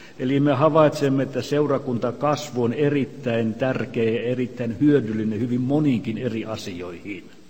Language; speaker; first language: Finnish; native; Finnish